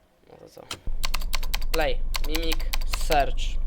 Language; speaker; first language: English; non-native, learner; Polish